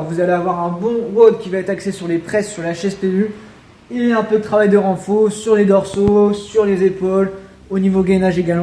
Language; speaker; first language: French; native; French